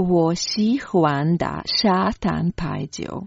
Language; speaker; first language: Chinese; non-native, learner; Croatian